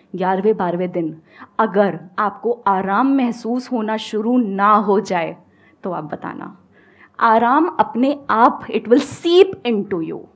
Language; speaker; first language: Hindi; native; Hindi